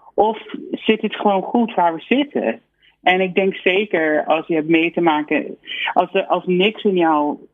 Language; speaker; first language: Dutch; non-native, fluent; English